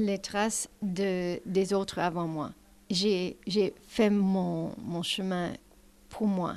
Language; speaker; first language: French; non-native, learner; English